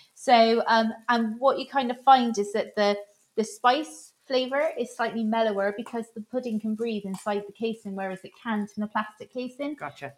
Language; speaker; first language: English; native; English